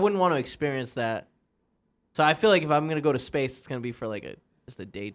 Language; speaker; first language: English; native; English